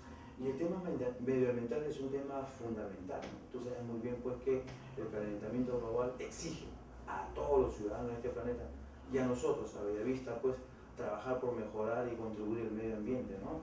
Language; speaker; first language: Spanish; native; Spanish